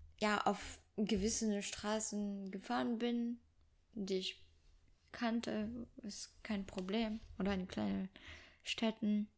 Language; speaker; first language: German; non-native, fluent; French